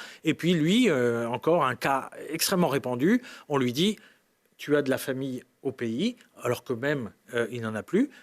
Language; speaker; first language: French; native; French